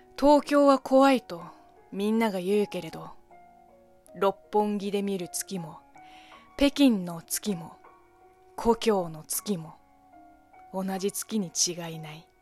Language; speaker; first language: Japanese; non-native, fluent; Chinese